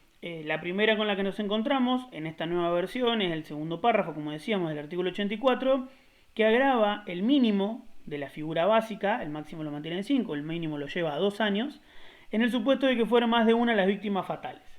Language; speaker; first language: Spanish; native; Spanish